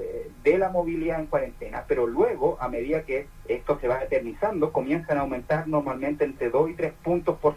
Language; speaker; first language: Spanish; native; Spanish